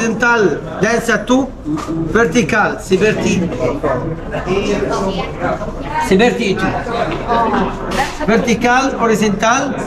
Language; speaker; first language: Indonesian; non-native, learner; Arabic